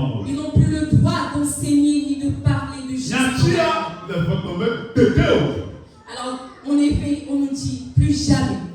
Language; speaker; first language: French; non-native, local second language; Ewe